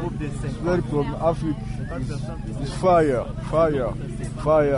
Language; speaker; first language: English; non-native, learner; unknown